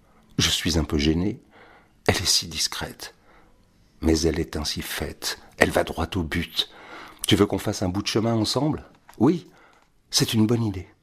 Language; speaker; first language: French; native; French